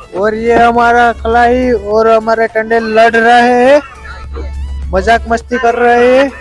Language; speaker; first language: Hindi; non-native, local second language; Gujarati